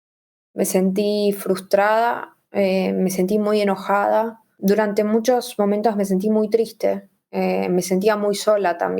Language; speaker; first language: Spanish; native; Spanish